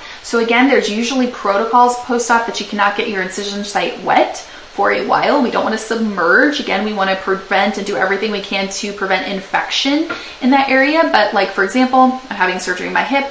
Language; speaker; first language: English; native; English